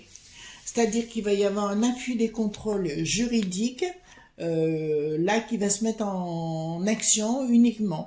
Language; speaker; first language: French; native; French